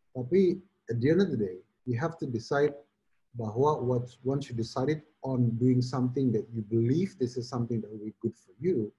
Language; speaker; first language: English; non-native, fluent; Indonesian